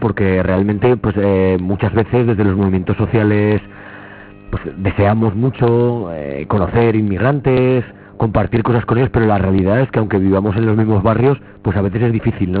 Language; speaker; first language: Spanish; native; Spanish